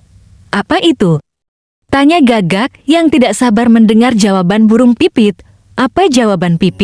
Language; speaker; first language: Indonesian; native; Indonesian